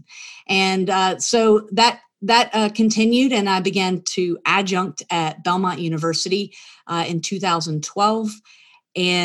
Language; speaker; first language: English; native; English